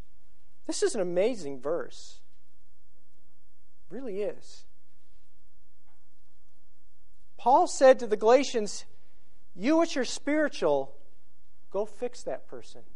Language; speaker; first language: English; native; English